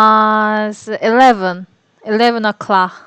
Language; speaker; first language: English; non-native, learner; Korean